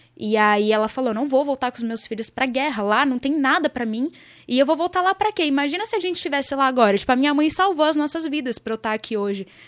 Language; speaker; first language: Portuguese; early bilingual, other home language; Arabic